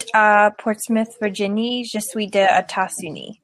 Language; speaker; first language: French; non-native, learner; English